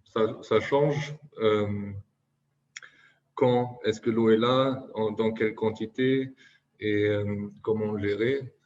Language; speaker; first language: French; non-native, fluent; German